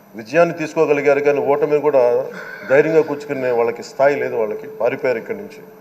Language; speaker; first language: Telugu; native; Telugu